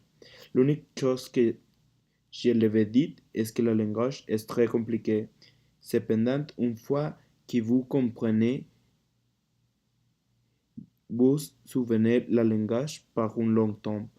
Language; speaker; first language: French; non-native, learner; Spanish